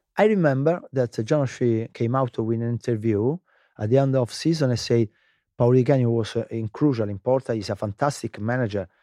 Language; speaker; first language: English; non-native, learner; Italian